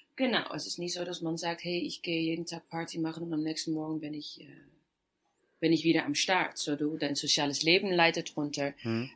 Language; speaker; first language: German; non-native, fluent; Dutch